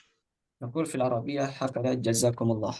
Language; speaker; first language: Arabic; non-native, fluent; Indonesian